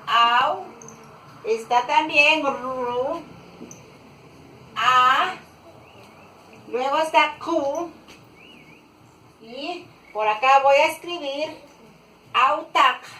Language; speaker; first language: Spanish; non-native, local second language; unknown